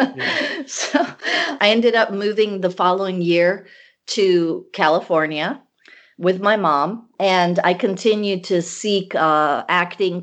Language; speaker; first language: English; early bilingual, other home language; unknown